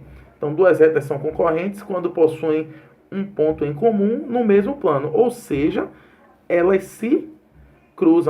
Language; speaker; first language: Portuguese; native; Portuguese